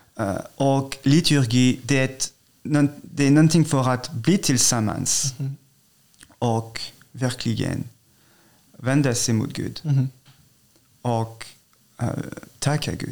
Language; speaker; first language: Swedish; non-native, fluent; French